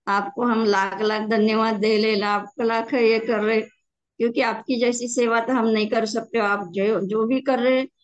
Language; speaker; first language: Hindi; native; Hindi